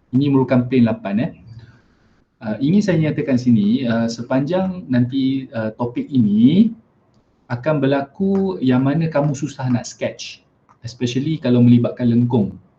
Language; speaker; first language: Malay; native; Malay